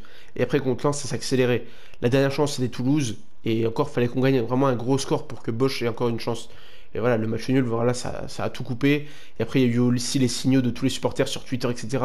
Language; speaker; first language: French; native; French